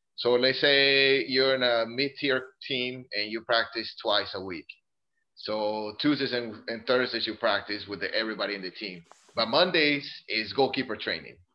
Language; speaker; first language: English; non-native, fluent; Spanish